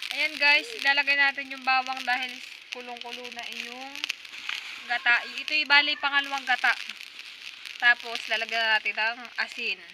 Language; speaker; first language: Filipino; native; Filipino